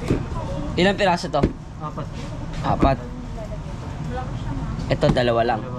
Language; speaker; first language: Filipino; native; Filipino